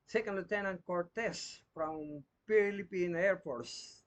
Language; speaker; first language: English; non-native, local second language; Filipino